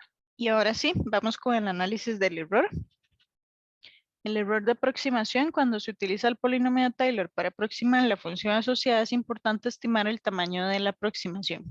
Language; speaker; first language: Spanish; native; Spanish